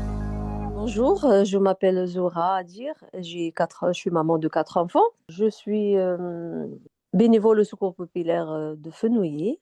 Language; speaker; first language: French; non-native, fluent; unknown